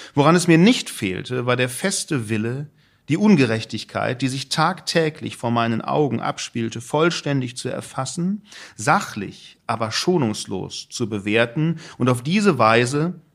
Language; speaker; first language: German; native; German